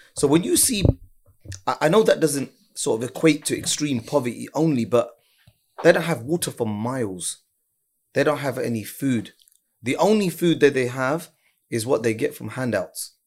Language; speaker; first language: English; early bilingual, other home language; Urdu